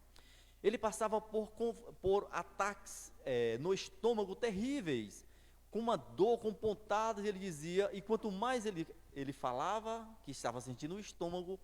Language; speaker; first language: Portuguese; native; Portuguese